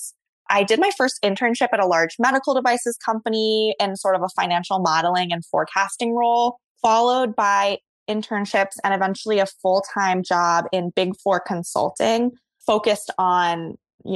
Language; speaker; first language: English; native; English